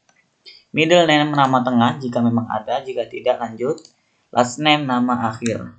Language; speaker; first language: Indonesian; native; Indonesian